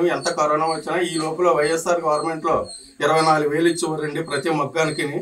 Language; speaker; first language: Telugu; native; Telugu